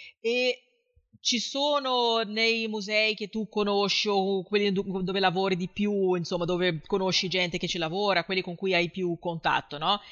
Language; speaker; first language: Italian; non-native, fluent; Portuguese